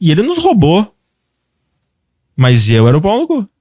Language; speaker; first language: Portuguese; native; Portuguese